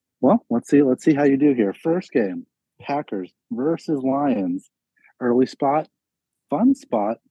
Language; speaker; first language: English; native; English